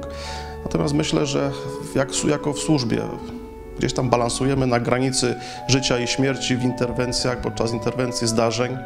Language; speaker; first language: Polish; native; Polish